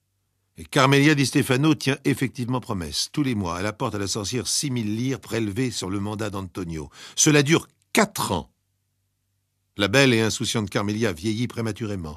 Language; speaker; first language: French; native; French